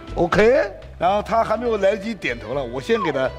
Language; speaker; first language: Chinese; native; Chinese